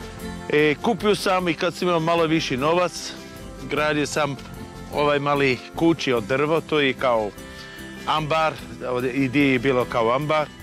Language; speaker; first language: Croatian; non-native, fluent; English